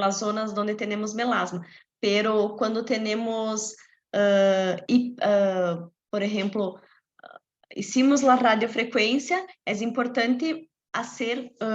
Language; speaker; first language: Spanish; non-native, fluent; Portuguese